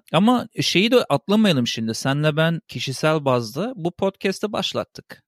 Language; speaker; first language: Turkish; native; Turkish